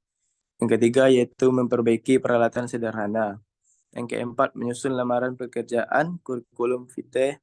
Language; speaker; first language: Indonesian; native; Indonesian